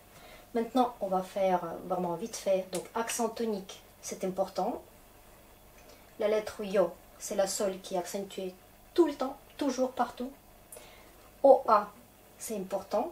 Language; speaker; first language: French; non-native, fluent; Russian